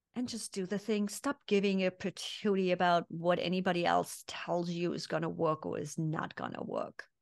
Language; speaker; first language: English; non-native, fluent; German